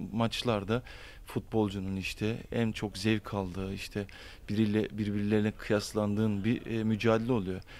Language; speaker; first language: Turkish; early bilingual, heritage; Turkish